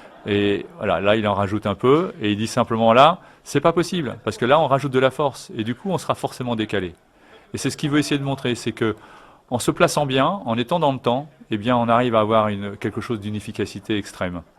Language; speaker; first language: French; native; French